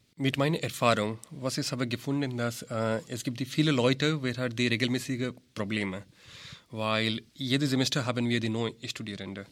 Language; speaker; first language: German; non-native, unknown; Hindi